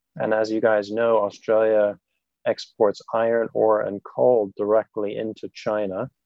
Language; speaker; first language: English; non-native, fluent; German